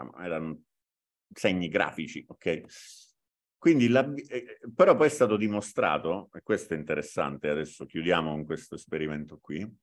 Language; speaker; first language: Italian; native; Italian